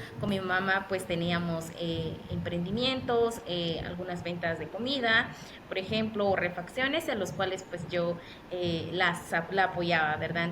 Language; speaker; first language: Spanish; non-native, local second language; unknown